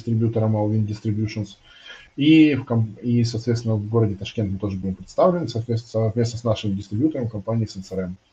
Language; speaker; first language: Russian; native; Russian